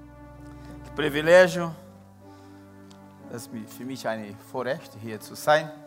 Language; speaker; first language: German; non-native, learner; Portuguese